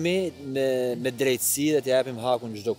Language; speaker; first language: Albanian; early bilingual, heritage; Albanian